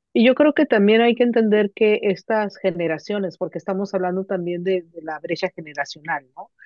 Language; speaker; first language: Spanish; native; Spanish